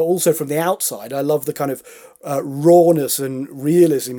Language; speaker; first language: English; native; English